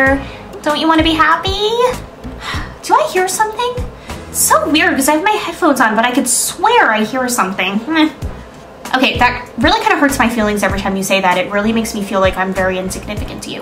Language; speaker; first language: English; native; English